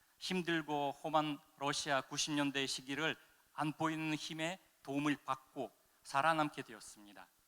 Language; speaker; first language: Korean; non-native, fluent; Russian